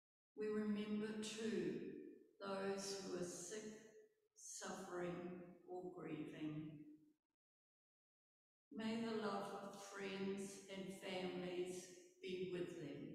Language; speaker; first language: English; native; English